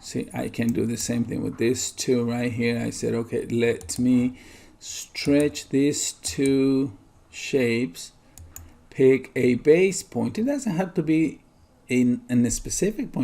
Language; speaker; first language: English; native; English